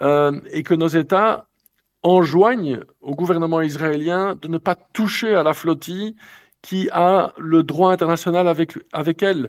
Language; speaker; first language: French; native; French